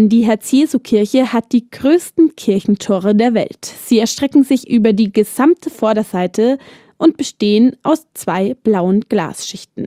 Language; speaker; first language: German; native; German